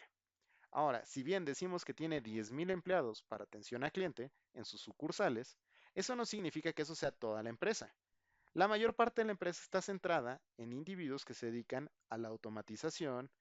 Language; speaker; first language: Spanish; native; Spanish